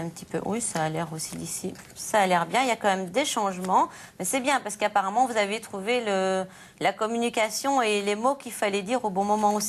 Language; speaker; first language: French; native; French